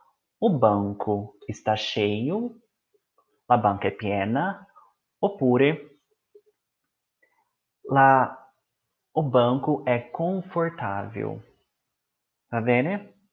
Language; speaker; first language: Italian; non-native, learner; Portuguese